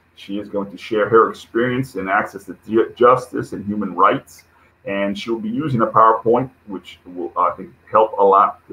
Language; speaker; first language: English; non-native, fluent; Portuguese